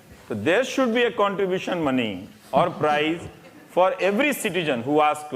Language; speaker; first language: Hindi; native; Hindi